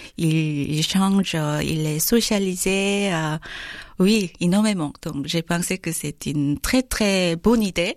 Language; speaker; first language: French; non-native, learner; Korean